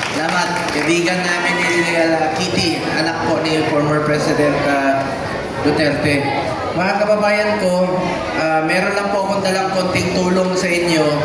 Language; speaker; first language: Filipino; non-native, local second language; Cebuano